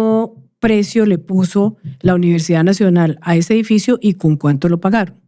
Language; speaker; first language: Spanish; native; Spanish